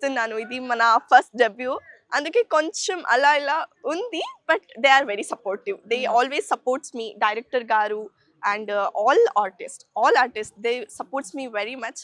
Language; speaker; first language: Telugu; non-native, learner; Kannada